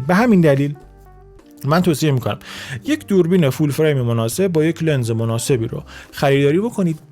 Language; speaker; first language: Persian; native; Persian